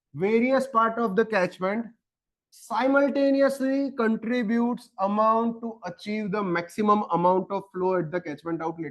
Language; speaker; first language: English; non-native, local second language; Gujarati